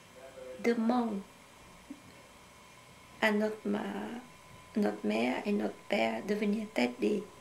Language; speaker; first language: French; non-native, fluent; Khmer